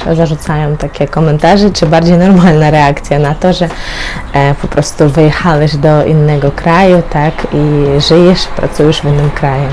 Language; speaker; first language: Polish; non-native, fluent; Ukrainian